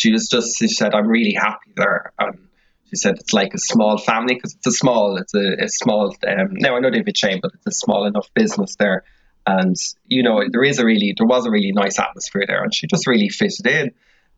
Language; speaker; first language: English; native; English